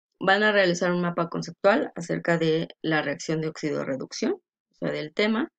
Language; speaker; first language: Spanish; native; Spanish